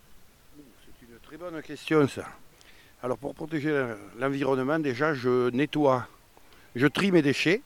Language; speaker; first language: French; native; French